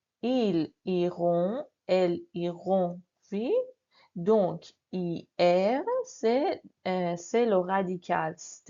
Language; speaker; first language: French; non-native, fluent; Persian